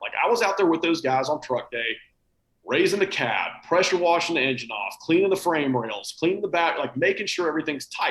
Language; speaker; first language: English; native; English